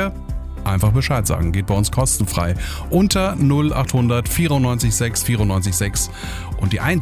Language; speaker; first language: German; native; German